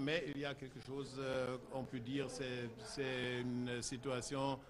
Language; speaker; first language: French; non-native, fluent; German